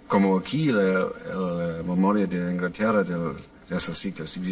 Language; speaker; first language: Spanish; non-native, fluent; English